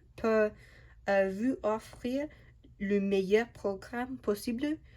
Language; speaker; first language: French; non-native, learner; English